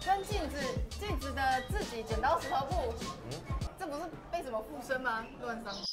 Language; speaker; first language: Chinese; native; Chinese